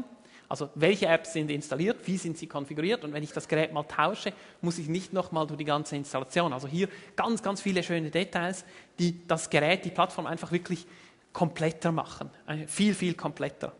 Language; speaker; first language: German; native; German